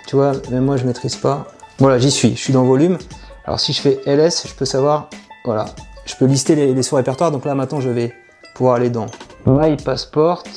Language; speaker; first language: French; native; French